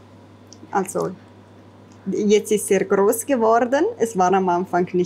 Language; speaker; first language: German; non-native, fluent; Italian